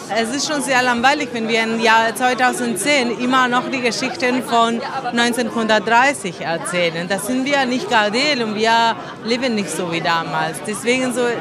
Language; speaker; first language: German; non-native, fluent; Spanish